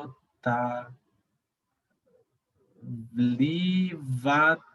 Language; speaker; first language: Russian; non-native, learner; Portuguese